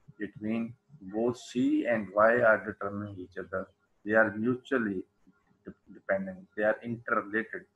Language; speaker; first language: English; non-native, local second language; Urdu